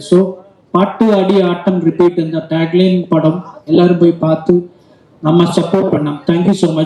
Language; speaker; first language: Tamil; non-native, learner; Malayalam